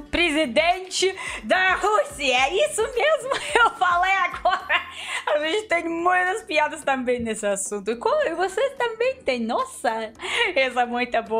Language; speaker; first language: Portuguese; non-native, learner; Russian